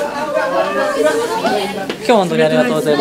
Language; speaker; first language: Japanese; non-native, learner; Indonesian